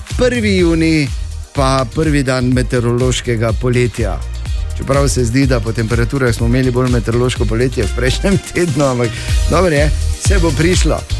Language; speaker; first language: Slovenian; native; Slovenian